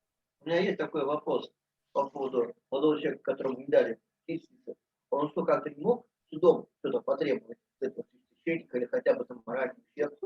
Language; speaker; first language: Russian; native; Russian